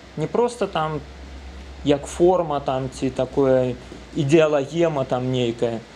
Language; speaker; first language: Belarusian; native; Belarusian